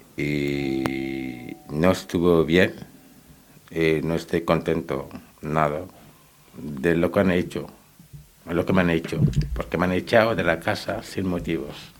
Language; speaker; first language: Spanish; non-native, learner; Wolof